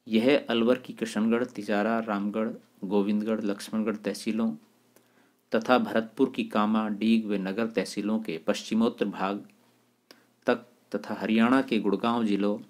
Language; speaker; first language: Hindi; native; Hindi